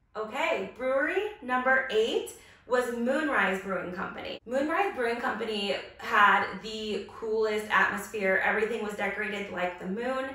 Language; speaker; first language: English; native; English